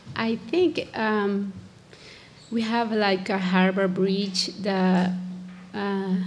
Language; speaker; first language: English; non-native, fluent; Spanish